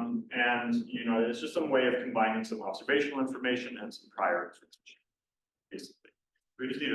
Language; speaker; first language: English; native; English